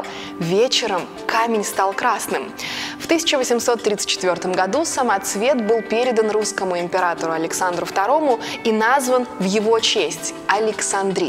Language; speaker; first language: Russian; native; Russian